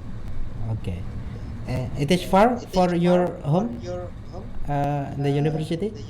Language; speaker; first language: English; non-native, learner; Indonesian